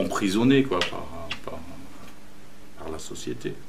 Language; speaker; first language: French; non-native, fluent; German